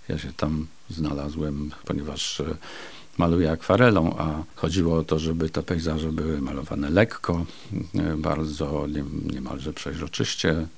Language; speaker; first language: Polish; native; Polish